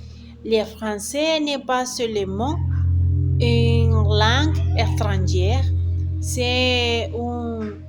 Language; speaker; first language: French; non-native, learner; Spanish